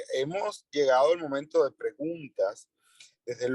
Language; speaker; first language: Spanish; native; Spanish